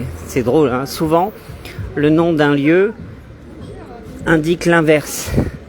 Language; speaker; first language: French; native; French